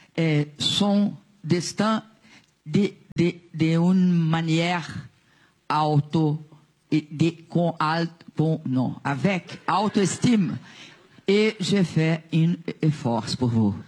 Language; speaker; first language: French; non-native, learner; Portuguese